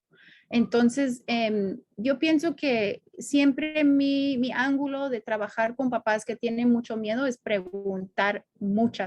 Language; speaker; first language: Spanish; non-native, fluent; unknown